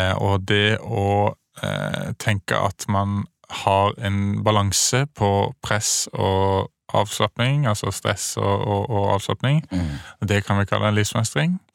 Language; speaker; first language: Norwegian; native; Norwegian